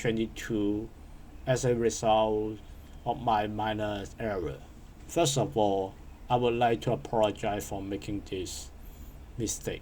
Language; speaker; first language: English; non-native, learner; Cantonese